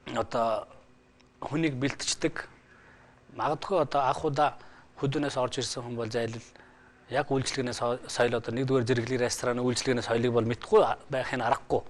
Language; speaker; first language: Mongolian; non-native, fluent; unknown